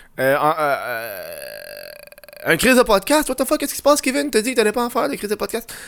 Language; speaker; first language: French; native; French